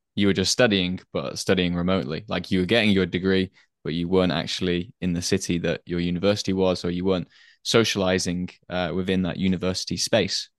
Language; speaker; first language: English; native; English